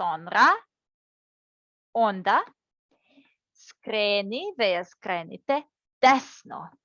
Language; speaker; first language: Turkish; non-native, learner; Serbian